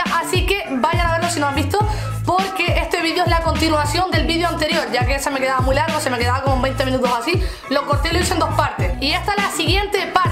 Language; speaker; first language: Spanish; native; Spanish